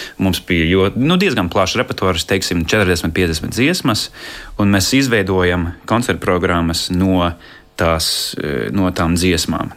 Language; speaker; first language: Latvian; non-native, fluent; English